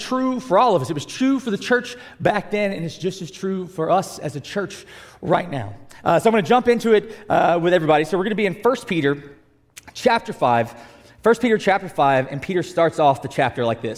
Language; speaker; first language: English; native; English